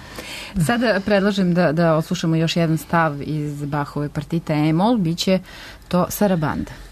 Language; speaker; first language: Serbian; native; Serbian